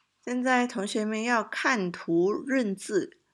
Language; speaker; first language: Chinese; non-native, local second language; Malay